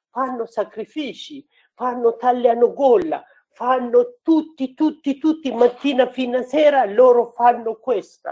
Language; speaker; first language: Italian; non-native, learner; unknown